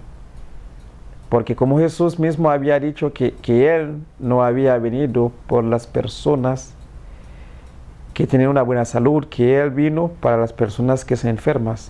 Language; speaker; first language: Spanish; non-native, fluent; Haitian Creole